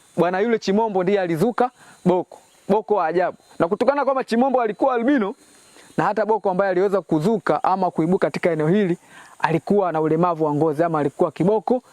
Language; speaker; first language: Swahili; non-native, local second language; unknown